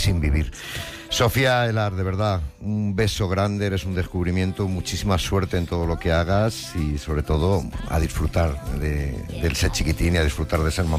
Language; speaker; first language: Spanish; native; Spanish